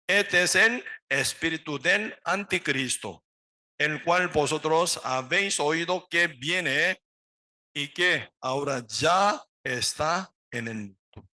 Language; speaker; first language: Spanish; non-native, learner; Korean